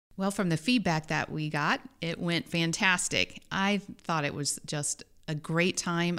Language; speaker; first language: English; native; English